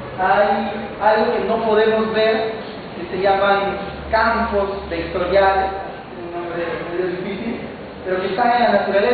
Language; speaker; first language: Spanish; native; Spanish